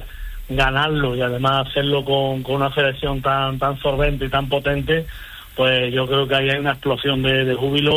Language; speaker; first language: Spanish; native; Spanish